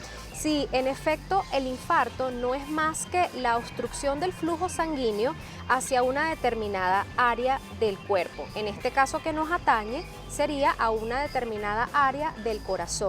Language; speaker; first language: Spanish; native; Spanish